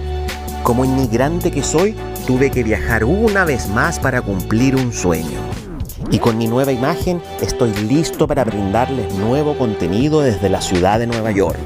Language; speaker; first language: Spanish; native; Spanish